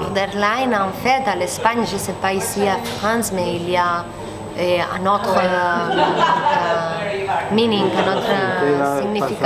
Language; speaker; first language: French; non-native, learner; Spanish